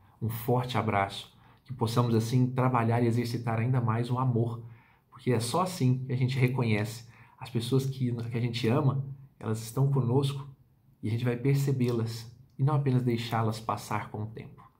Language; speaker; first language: Portuguese; native; Portuguese